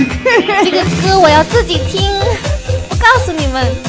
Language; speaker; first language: Chinese; native; Chinese